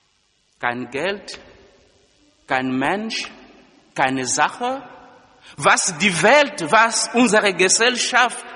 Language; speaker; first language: German; non-native, fluent; Lingala